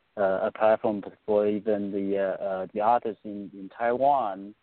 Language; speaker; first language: English; non-native, fluent; Chinese